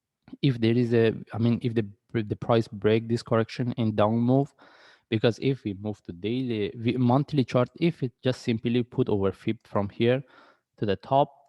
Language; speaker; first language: English; non-native, fluent; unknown